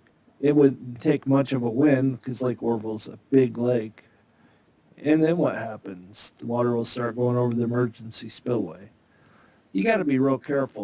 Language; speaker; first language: English; native; English